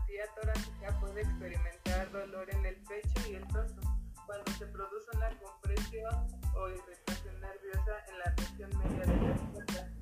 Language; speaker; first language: Spanish; native; Spanish